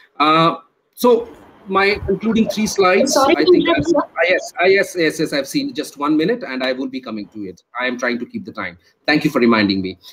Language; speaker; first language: English; non-native, local second language; Hindi